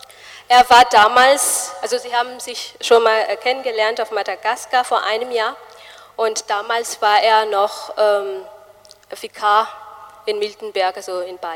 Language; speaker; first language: German; non-native, fluent; Malagasy